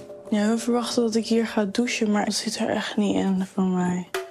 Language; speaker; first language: Dutch; native; Dutch